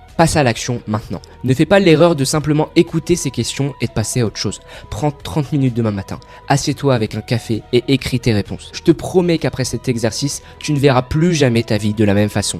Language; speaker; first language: French; native; French